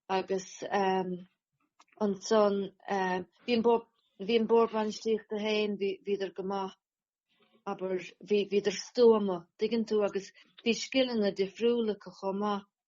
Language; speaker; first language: Irish; native; Irish